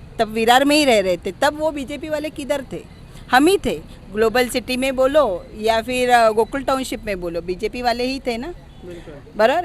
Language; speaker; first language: Hindi; non-native, local second language; Marathi